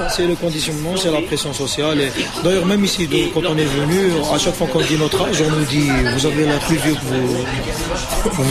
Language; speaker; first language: French; non-native, local second language; Arabic